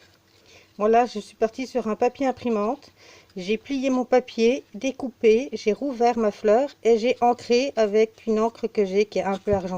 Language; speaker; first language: French; native; French